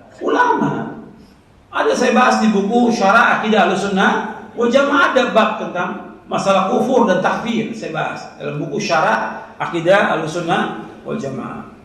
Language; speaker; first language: Indonesian; native; Indonesian